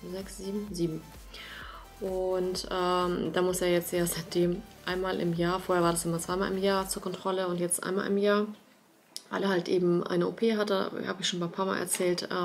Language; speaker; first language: German; native; German